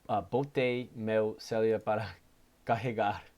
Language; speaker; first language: Portuguese; non-native, learner; English